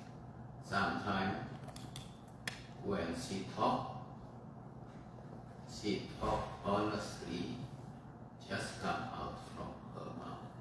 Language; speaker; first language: English; non-native, fluent; Indonesian